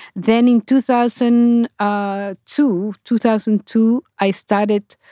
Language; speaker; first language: English; non-native, fluent; Spanish